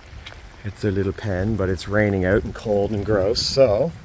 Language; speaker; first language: English; native; English